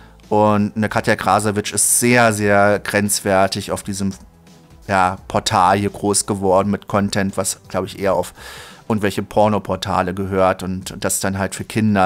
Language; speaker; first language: German; native; German